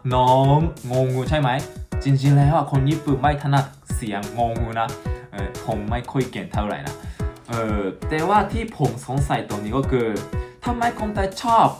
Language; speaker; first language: Thai; non-native, fluent; Japanese